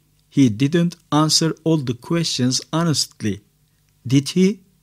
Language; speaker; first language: English; non-native, fluent; Turkish